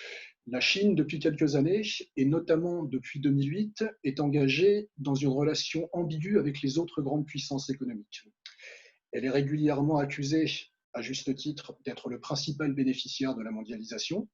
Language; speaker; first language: French; native; French